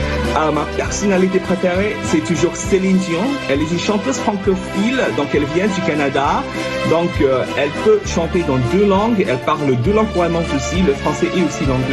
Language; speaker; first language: French; non-native, fluent; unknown